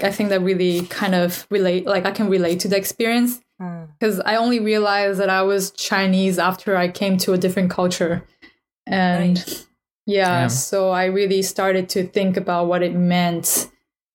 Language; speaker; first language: English; non-native, fluent; Chinese